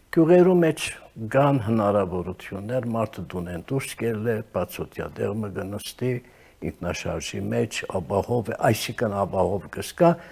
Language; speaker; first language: Armenian; native; Armenian